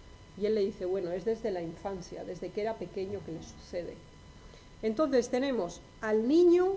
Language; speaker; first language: Spanish; native; Spanish